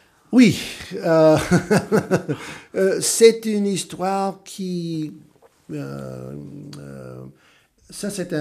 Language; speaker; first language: French; non-native, fluent; English